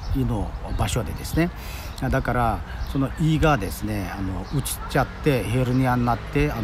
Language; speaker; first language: Japanese; non-native, fluent; Chinese